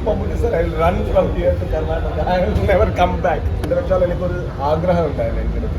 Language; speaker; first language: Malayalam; non-native, learner; Kannada